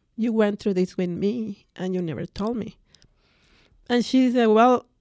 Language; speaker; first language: English; non-native, fluent; Spanish